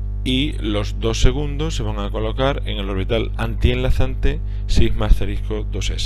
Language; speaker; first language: Spanish; native; Spanish